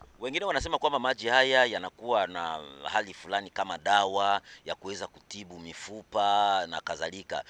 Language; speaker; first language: Swahili; native; Swahili